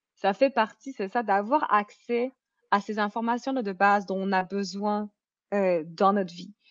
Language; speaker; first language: French; native; French